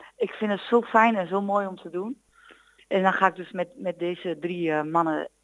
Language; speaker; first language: Dutch; native; Dutch